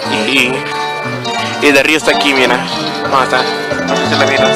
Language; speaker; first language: Spanish; early bilingual, heritage; Spanish